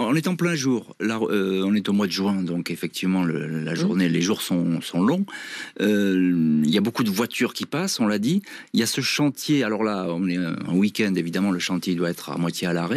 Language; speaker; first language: French; native; French